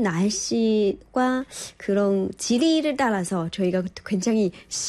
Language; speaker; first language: Korean; non-native, fluent; Chinese